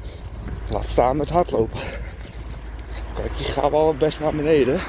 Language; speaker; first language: Dutch; native; Dutch